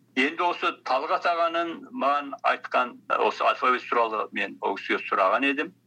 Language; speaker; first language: Kazakh; early bilingual, heritage; Kazakh